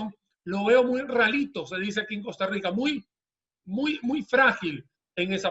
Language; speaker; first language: Spanish; native; Spanish